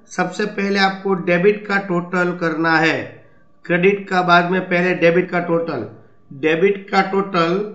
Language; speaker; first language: Hindi; non-native, local second language; Gujarati